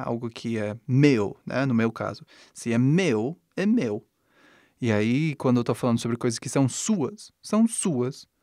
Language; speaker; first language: Portuguese; non-native, fluent; English